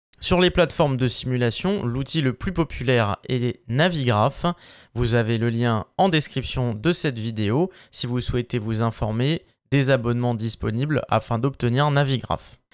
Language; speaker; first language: French; native; French